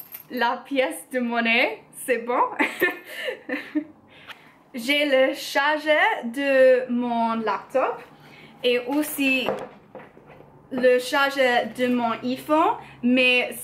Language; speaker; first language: French; non-native, learner; English